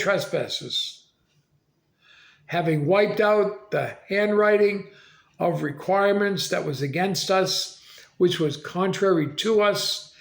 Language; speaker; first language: English; native; English